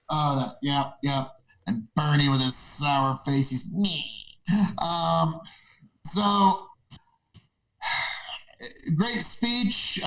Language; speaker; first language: English; native; English